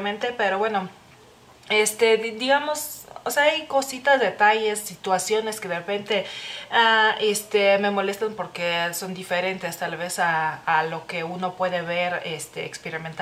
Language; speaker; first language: Spanish; non-native, fluent; Lithuanian